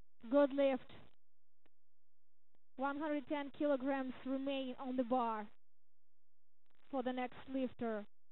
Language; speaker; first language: English; non-native, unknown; Ukrainian